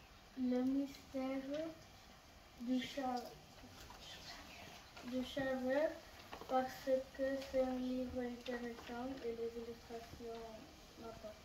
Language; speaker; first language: French; non-native, learner; Catalan